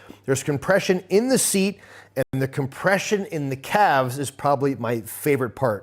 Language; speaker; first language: English; native; English